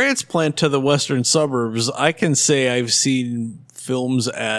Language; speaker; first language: English; native; English